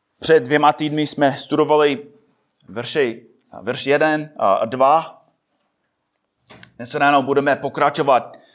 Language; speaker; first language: Czech; non-native, fluent; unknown